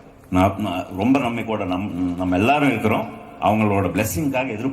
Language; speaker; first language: Tamil; non-native, fluent; Telugu